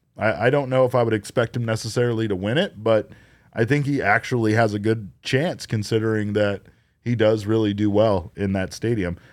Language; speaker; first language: English; native; English